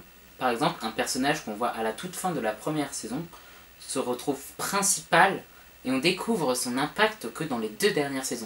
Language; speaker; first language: French; native; French